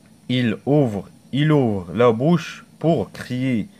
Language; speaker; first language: French; non-native, local second language; Arabic